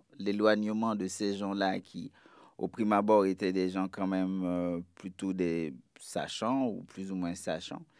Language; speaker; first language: French; non-native, local second language; Haitian Creole